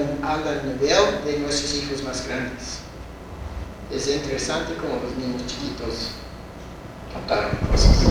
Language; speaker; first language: Spanish; non-native, fluent; English